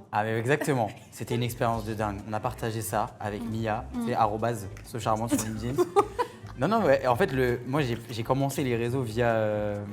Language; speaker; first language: French; native; French